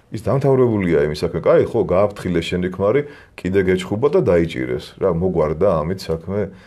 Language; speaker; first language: Georgian; native; Georgian